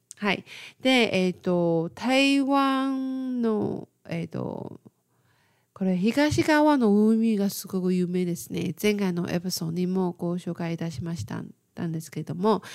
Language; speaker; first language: Japanese; non-native, fluent; Chinese